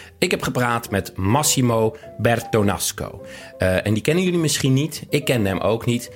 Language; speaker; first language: Dutch; native; Dutch